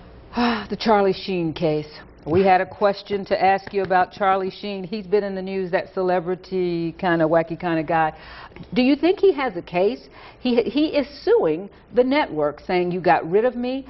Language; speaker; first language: English; native; English